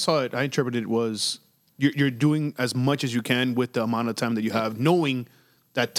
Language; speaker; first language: English; non-native, fluent; Spanish